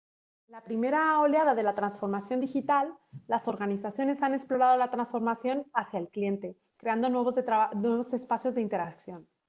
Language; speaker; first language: Spanish; native; Spanish